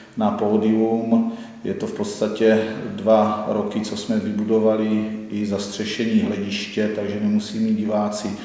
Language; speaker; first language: Czech; native; Czech